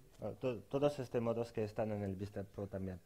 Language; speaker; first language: Spanish; non-native, fluent; French